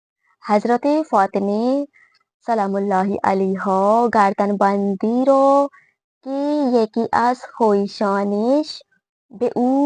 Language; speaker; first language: Persian; non-native, fluent; Urdu